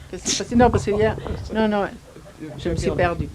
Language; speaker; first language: French; non-native, fluent; Spanish